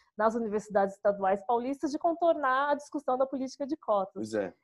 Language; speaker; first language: Portuguese; native; Portuguese